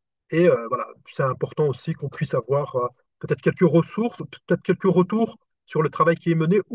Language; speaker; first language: French; native; French